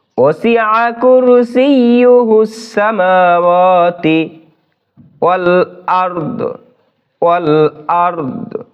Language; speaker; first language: Arabic; non-native, learner; Bangla